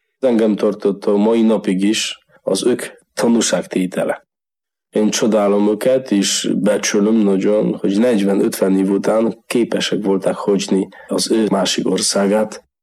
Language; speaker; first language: Hungarian; non-native, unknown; Polish